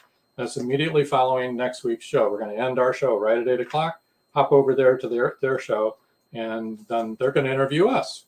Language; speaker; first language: English; native; English